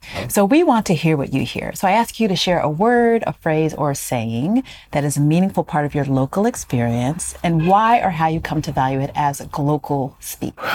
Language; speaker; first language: English; native; English